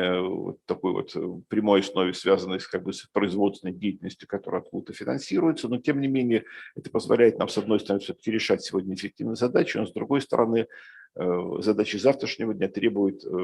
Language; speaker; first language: Russian; native; Russian